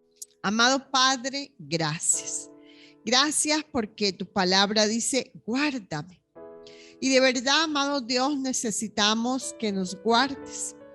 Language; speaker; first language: Spanish; native; Spanish